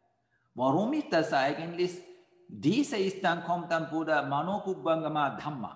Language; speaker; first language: German; non-native, fluent; Sinhala